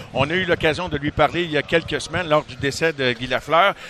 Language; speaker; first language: French; native; French